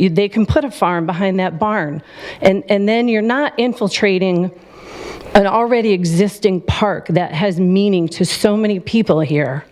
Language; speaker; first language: English; native; English